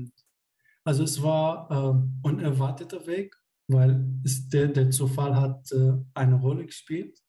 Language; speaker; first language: German; non-native, fluent; Arabic